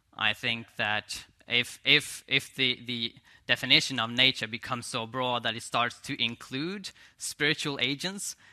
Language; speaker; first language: English; non-native, fluent; Swedish